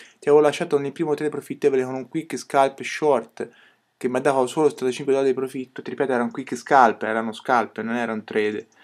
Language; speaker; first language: Italian; native; Italian